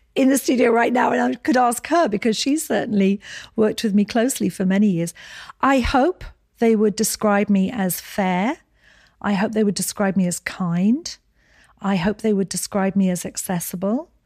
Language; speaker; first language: English; native; English